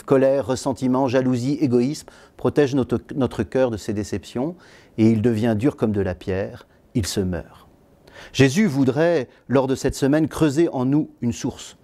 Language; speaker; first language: French; native; French